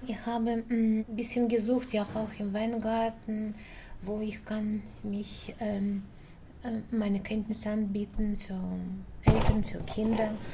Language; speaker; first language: German; non-native, learner; Russian